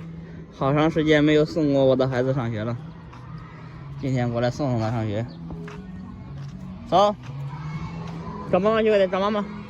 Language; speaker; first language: Chinese; native; Chinese